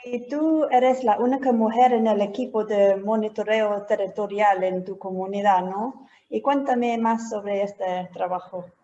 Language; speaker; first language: Spanish; non-native, fluent; English